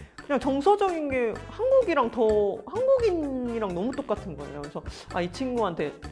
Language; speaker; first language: Korean; native; Korean